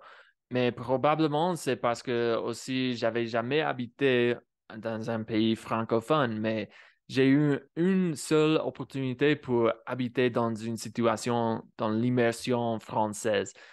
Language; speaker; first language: French; non-native, fluent; English